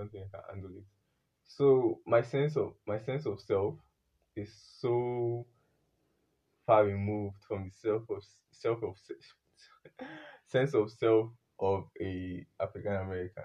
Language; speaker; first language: English; non-native, local second language; Yoruba